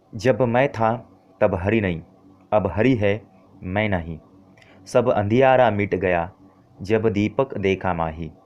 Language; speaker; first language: Hindi; non-native, local second language; Marathi